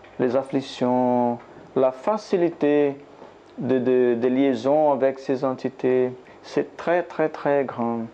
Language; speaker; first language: French; non-native, learner; Portuguese